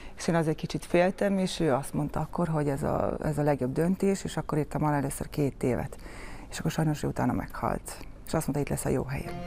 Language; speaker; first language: Hungarian; non-native, fluent; Serbian